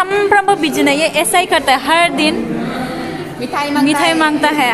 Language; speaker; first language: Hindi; non-native, local second language; Bodo